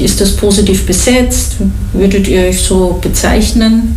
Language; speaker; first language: German; native; German